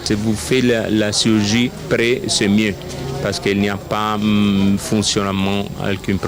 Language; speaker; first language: French; non-native, fluent; Italian